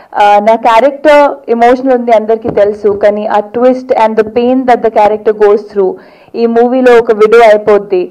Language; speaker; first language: Telugu; non-native, local second language; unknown